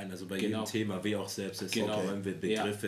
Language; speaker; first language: German; native; German